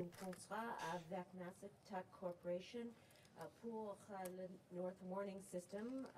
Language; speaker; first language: French; non-native, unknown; English